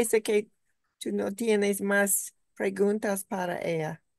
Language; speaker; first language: Spanish; non-native, fluent; English